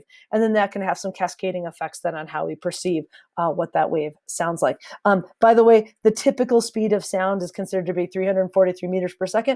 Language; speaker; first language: English; native; English